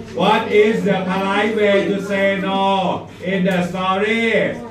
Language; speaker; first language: English; non-native, fluent; Thai